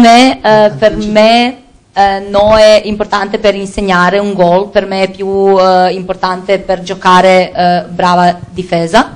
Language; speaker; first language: Italian; non-native, learner; Croatian